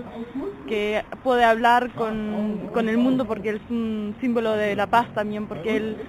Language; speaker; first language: Spanish; non-native, fluent; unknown